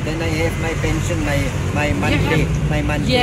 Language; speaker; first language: English; non-native, learner; German